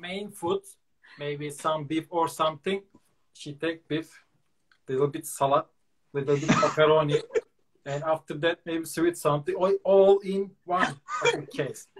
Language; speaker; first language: English; non-native, learner; Turkish